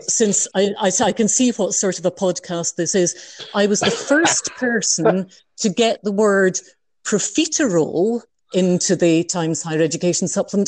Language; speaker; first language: English; native; English